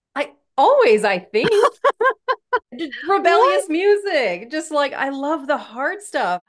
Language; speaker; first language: English; native; English